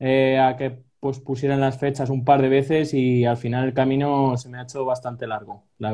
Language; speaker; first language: Spanish; native; Spanish